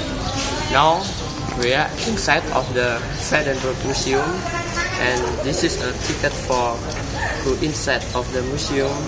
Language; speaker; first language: English; non-native, learner; Indonesian